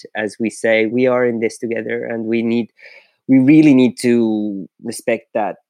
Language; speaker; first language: English; non-native, fluent; French